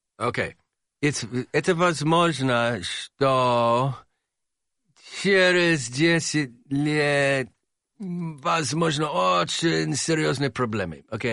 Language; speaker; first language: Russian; non-native, learner; English